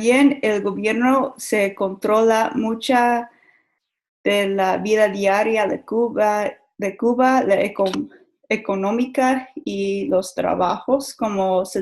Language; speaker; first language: Spanish; non-native, learner; English